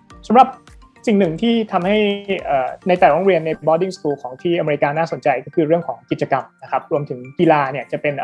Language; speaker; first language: Thai; native; Thai